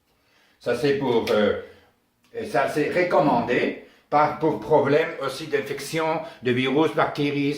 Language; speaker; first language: French; non-native, learner; Spanish